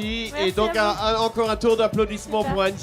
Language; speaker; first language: French; native; French